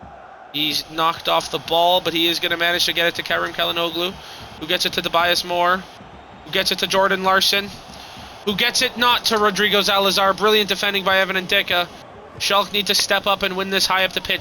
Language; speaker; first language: English; native; English